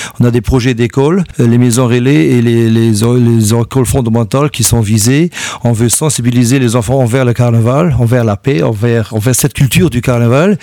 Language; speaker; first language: French; non-native, local second language; Luxembourgish